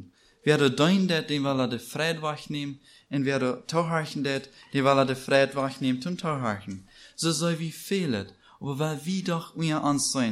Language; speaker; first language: German; non-native, learner; Plautdietsch